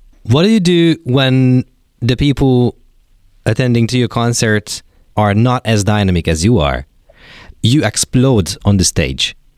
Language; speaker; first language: English; non-native, fluent; Hungarian